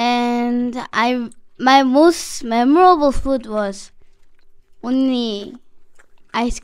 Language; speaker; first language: English; non-native, learner; Korean